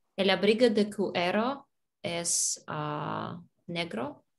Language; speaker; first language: Spanish; non-native, learner; Russian